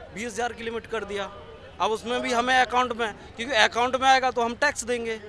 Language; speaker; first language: Hindi; native; Hindi